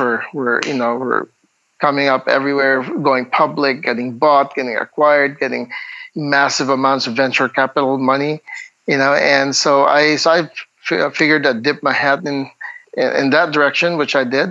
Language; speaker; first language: English; non-native, local second language; Hiligaynon